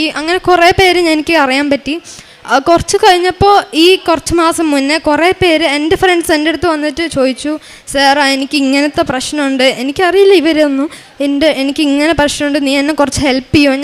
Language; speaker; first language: Malayalam; early bilingual, heritage; Malayalam